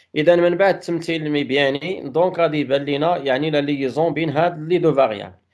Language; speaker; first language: French; non-native, local second language; Arabic